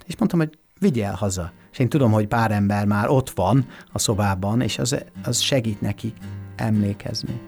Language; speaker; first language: Hungarian; non-native, fluent; English